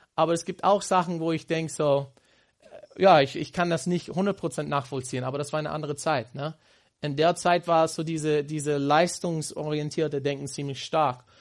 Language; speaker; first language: German; non-native, fluent; English